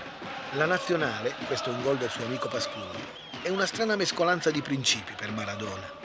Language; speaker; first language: Italian; native; Italian